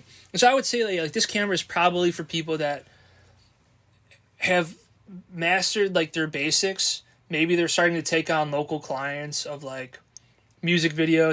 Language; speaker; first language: English; native; English